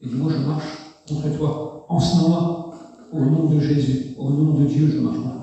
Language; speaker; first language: French; native; French